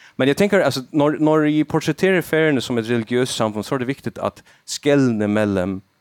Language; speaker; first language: Swedish; non-native, learner; Faroese